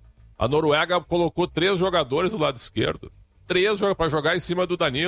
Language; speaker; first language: Portuguese; native; Portuguese